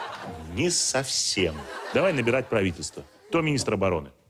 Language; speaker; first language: Russian; native; Russian